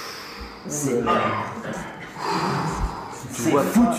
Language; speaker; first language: French; native; French